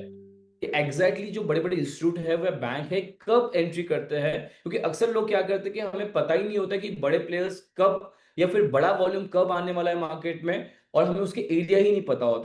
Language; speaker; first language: Hindi; native; Hindi